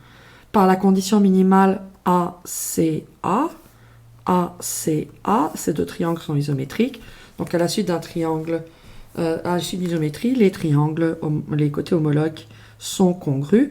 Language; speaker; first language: French; native; French